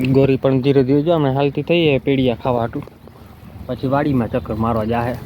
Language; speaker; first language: Gujarati; non-native, local second language; Kachhi